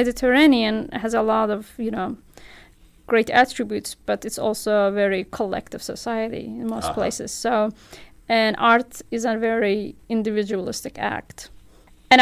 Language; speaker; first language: English; non-native, fluent; Turkish